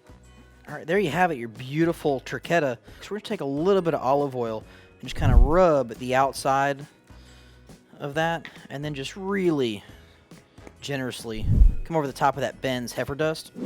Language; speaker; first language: English; native; English